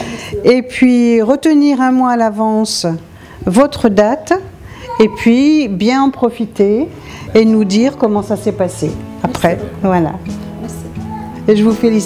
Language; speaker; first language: French; native; French